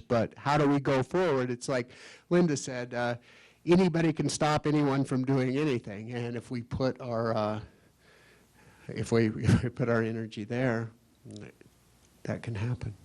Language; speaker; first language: English; native; English